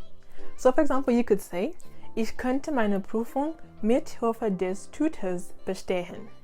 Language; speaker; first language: German; non-native, learner; English